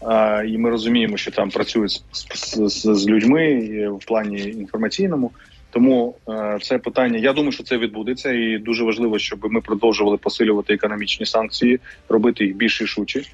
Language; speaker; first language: Ukrainian; native; Ukrainian